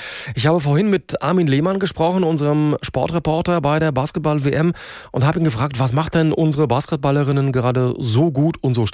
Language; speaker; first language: German; native; German